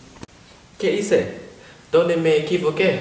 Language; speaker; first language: Spanish; non-native, learner; English